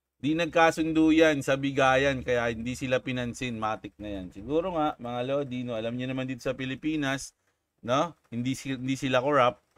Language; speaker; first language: Filipino; native; Filipino